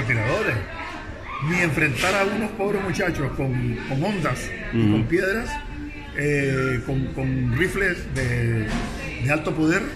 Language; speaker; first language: Spanish; native; Spanish